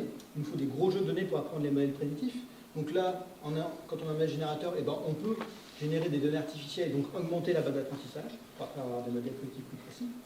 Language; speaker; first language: French; native; French